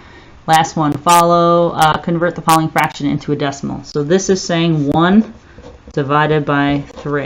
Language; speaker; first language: English; native; English